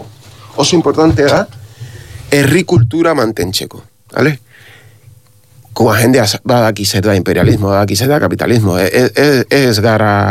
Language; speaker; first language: Basque; non-native, learner; Spanish